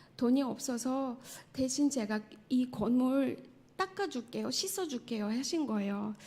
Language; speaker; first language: Korean; non-native, fluent; Tajik